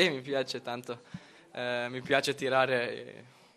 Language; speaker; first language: Italian; non-native, fluent; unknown